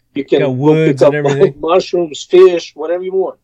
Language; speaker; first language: English; non-native, fluent; Russian